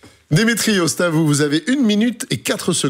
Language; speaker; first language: French; native; French